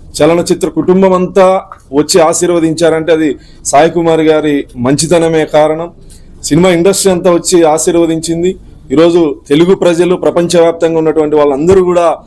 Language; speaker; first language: Telugu; native; Telugu